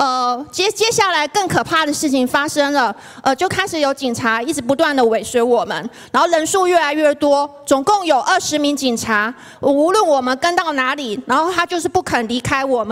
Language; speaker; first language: Chinese; native; Chinese